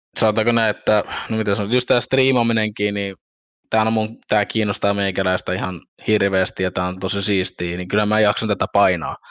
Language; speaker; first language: Finnish; early bilingual, other home language; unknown